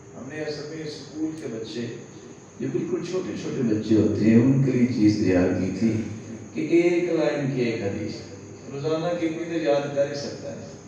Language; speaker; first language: Urdu; non-native, local second language; Punjabi